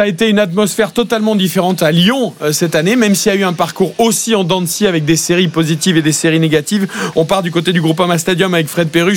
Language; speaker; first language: French; native; French